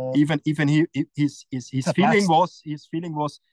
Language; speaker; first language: English; non-native, learner; German